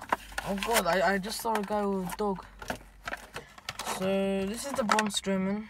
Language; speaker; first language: English; native; English